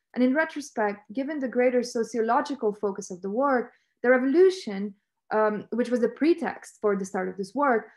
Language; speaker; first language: English; non-native, fluent; Romanian